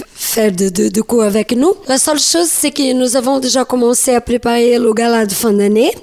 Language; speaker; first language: French; non-native, learner; Portuguese